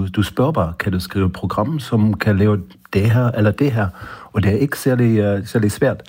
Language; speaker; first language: Danish; non-native, fluent; German